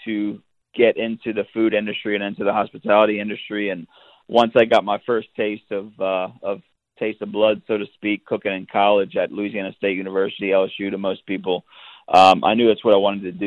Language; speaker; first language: English; native; English